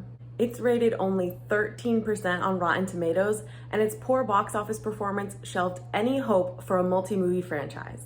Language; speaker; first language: English; native; English